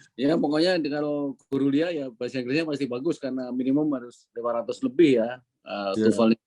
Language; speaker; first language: Indonesian; native; Indonesian